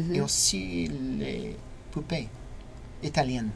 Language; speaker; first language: French; non-native, learner; English